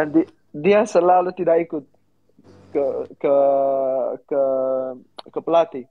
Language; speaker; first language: Indonesian; non-native, learner; Dutch